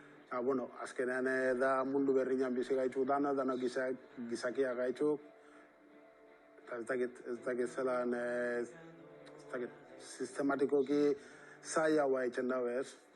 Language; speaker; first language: Basque; native; Basque